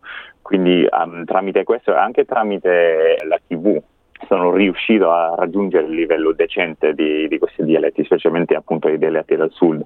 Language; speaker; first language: Italian; non-native, fluent; English